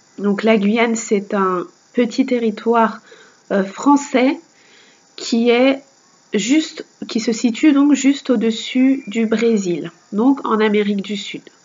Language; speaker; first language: French; native; French